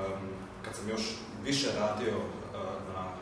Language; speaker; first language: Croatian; early bilingual, heritage; German